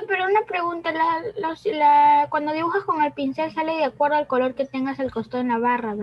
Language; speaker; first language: Spanish; native; Spanish